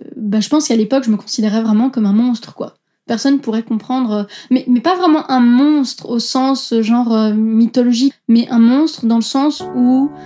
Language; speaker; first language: French; native; French